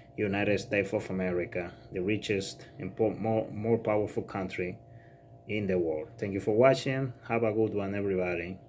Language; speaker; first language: English; non-native, fluent; Spanish